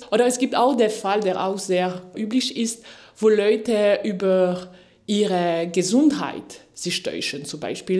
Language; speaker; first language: German; non-native, fluent; French